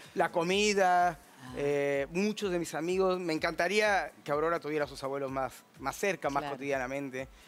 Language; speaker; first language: Spanish; native; Spanish